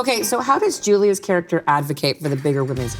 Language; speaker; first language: English; native; English